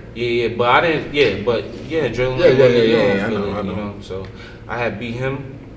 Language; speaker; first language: English; native; English